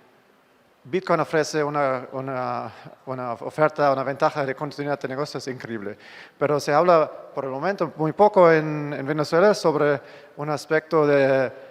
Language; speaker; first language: Spanish; non-native, fluent; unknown